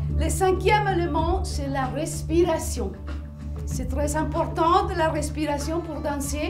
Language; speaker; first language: French; non-native, fluent; Spanish